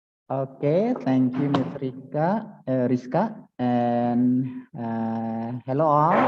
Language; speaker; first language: English; non-native, fluent; Indonesian